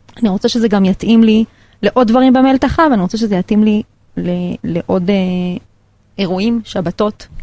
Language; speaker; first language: Hebrew; native; Hebrew